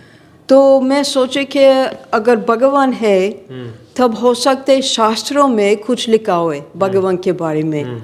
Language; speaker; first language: Hindi; non-native, fluent; English